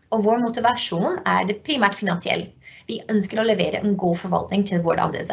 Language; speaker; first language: Norwegian; non-native, fluent; English